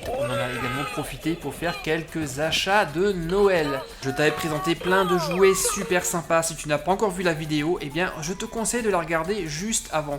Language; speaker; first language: French; native; French